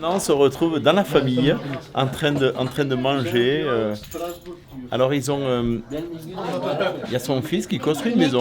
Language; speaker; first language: French; native; French